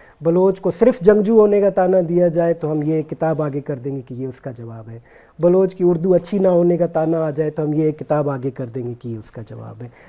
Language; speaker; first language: Urdu; non-native, local second language; Baluchi